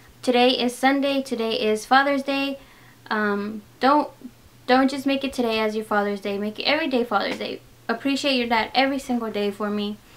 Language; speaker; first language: English; early bilingual, other home language; Spanish